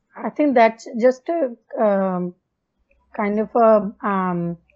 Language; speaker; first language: English; non-native, local second language; Punjabi